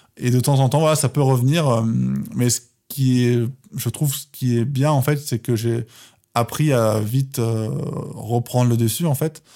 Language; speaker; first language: French; native; French